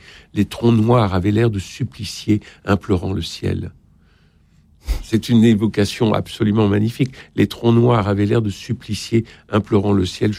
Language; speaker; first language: French; native; French